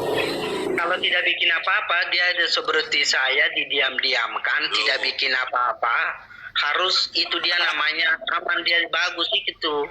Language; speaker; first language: Indonesian; non-native, learner; Rohingya